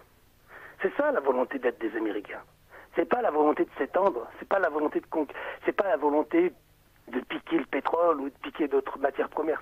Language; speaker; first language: French; native; French